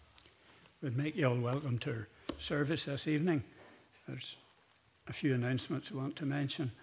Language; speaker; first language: English; native; English